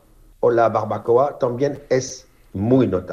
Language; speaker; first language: Spanish; non-native, learner; French